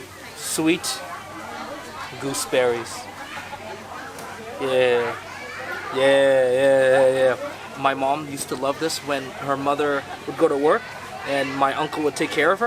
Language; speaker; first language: English; early bilingual, other home language; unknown